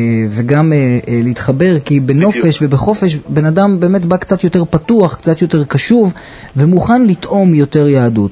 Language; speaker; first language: Hebrew; native; Hebrew